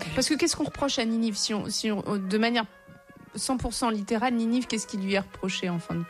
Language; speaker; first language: French; native; French